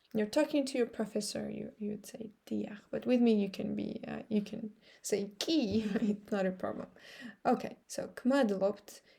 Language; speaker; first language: English; non-native, fluent; Georgian